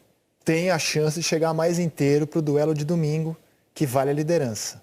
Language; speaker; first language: Portuguese; native; Portuguese